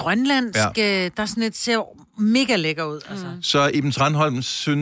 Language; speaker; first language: Danish; native; Danish